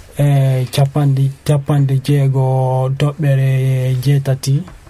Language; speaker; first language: Italian; non-native, learner; Fula